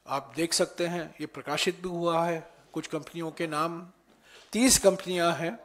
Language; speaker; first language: Hindi; native; Hindi